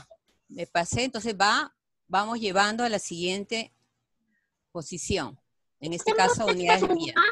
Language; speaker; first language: Spanish; native; Spanish